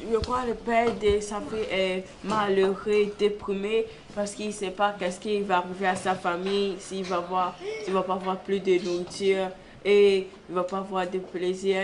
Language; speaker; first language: French; non-native, learner; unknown